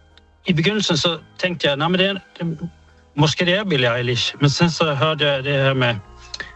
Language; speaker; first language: Danish; early bilingual, heritage; Swedish